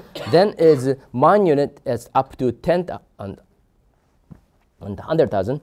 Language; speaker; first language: English; non-native, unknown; Japanese